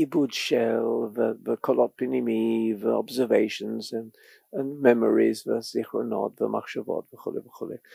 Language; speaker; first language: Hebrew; non-native, learner; English